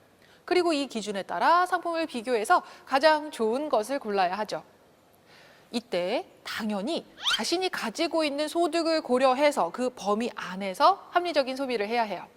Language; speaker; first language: Korean; native; Korean